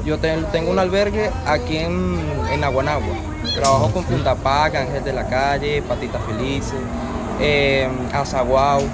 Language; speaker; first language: Spanish; native; Spanish